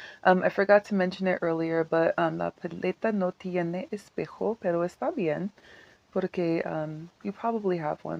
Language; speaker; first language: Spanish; non-native, learner; English